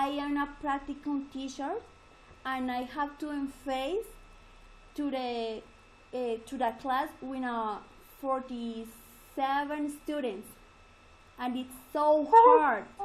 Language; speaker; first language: English; non-native, learner; Spanish